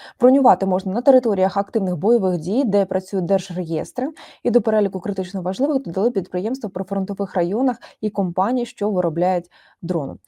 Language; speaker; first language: Ukrainian; native; Ukrainian